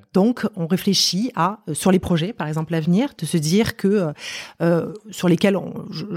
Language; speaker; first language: French; native; French